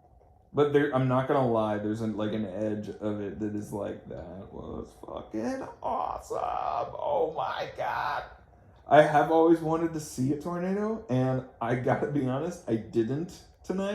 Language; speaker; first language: English; native; English